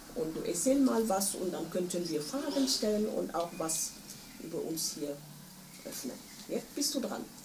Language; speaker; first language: German; non-native, fluent; Wolof